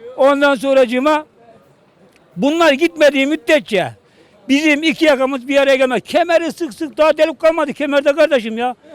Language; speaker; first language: Turkish; native; Turkish